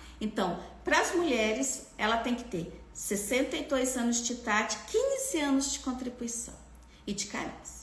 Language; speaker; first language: Portuguese; native; Portuguese